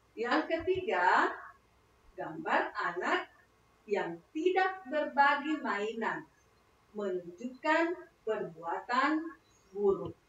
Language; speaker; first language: Indonesian; native; Indonesian